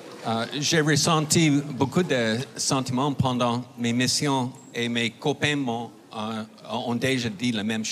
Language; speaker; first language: French; non-native, fluent; English